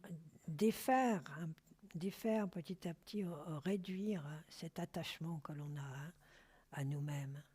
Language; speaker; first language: French; native; French